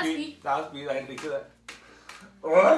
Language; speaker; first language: Norwegian; native; Norwegian